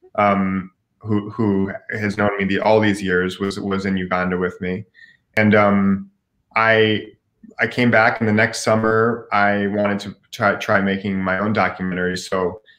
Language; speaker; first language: English; native; English